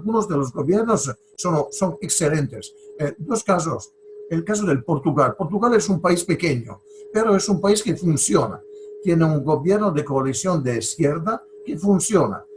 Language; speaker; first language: Spanish; non-native, fluent; Italian